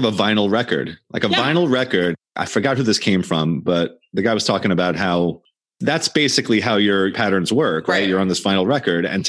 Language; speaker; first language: English; native; English